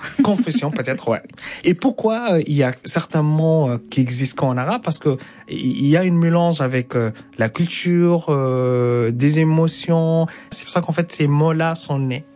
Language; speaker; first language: French; non-native, fluent; Arabic